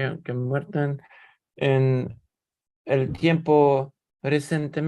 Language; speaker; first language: Spanish; non-native, learner; Russian